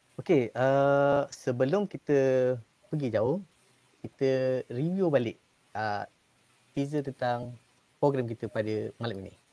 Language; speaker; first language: Malay; native; Malay